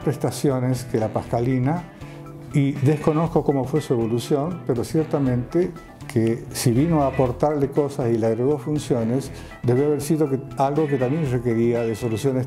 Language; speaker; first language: Spanish; native; Spanish